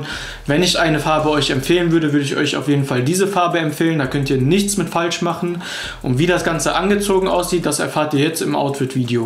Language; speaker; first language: German; native; German